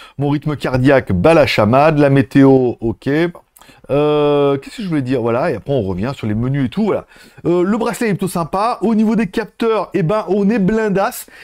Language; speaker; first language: French; native; French